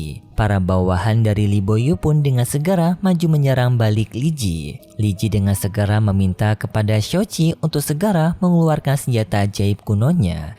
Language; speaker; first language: Indonesian; native; Indonesian